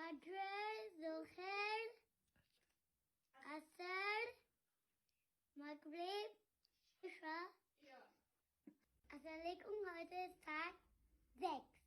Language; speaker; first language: German; early bilingual, other home language; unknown